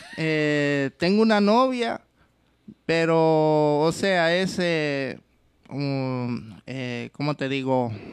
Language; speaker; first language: Spanish; early bilingual, heritage; Spanish